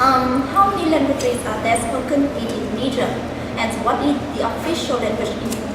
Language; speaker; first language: English; non-native, learner; Vietnamese